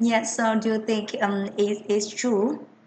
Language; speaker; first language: English; non-native, fluent; Vietnamese